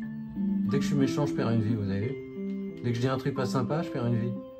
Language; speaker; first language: French; native; French